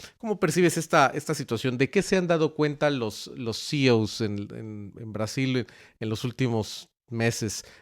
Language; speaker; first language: Spanish; native; Spanish